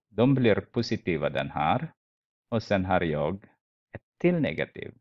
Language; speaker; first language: Swedish; non-native, fluent; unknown